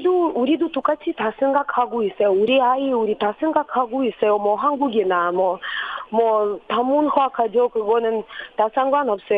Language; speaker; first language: Korean; non-native, learner; Russian